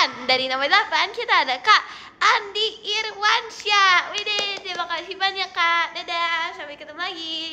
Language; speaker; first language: Indonesian; native; Indonesian